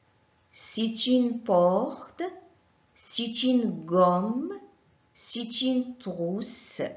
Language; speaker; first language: French; non-native, fluent; Arabic